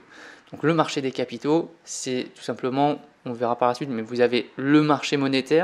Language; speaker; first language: French; native; French